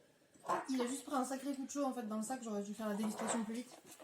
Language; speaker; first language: French; native; French